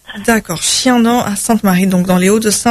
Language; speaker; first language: French; native; French